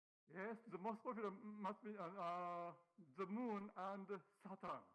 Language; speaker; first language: English; non-native, learner; Japanese